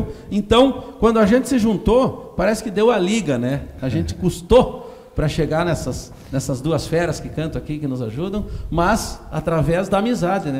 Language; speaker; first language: Portuguese; native; Portuguese